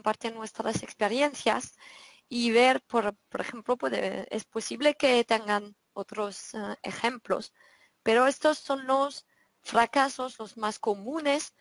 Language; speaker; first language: Spanish; non-native, fluent; French